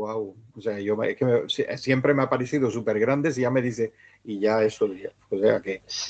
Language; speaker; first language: Spanish; native; Spanish